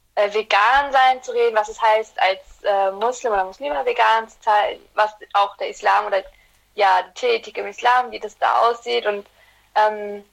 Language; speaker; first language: German; early bilingual, other home language; Turkish